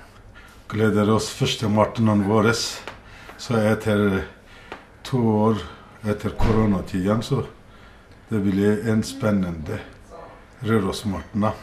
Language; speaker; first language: Norwegian; non-native, learner; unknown